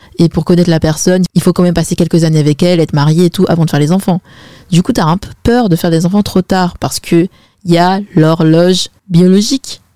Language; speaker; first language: French; early bilingual, other home language; Chinese